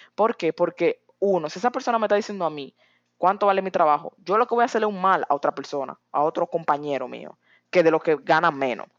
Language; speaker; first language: Spanish; native; Spanish